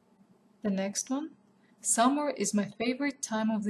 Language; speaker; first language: English; non-native, fluent; Russian